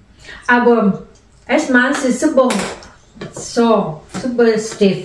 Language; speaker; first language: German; non-native, learner; Vietnamese